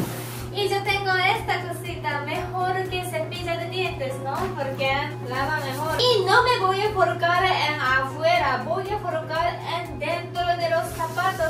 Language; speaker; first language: Spanish; non-native, learner; Japanese